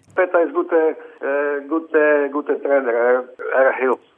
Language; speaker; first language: German; non-native, fluent; Slovak